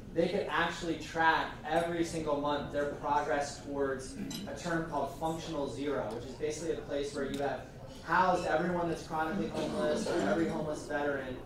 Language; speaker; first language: English; native; English